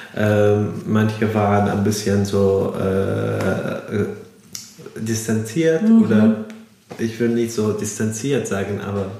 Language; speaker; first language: German; non-native, fluent; Arabic